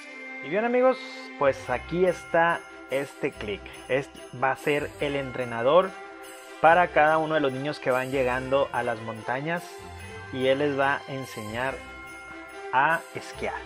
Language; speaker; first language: Spanish; native; Spanish